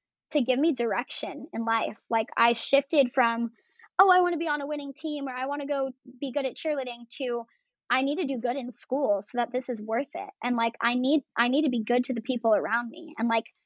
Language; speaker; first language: English; native; English